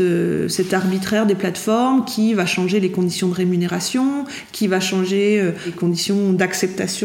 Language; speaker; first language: French; native; French